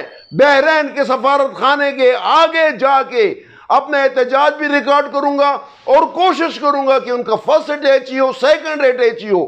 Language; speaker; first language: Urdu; non-native, local second language; Pashto